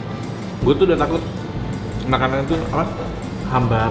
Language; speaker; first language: Indonesian; native; Indonesian